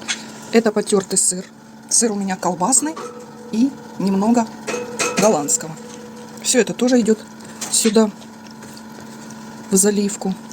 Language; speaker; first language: Russian; native; Russian